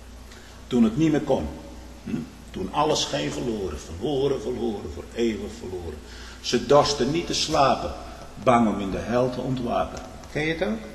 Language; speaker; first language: Dutch; native; Dutch